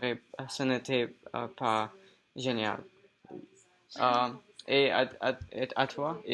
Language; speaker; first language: French; non-native, learner; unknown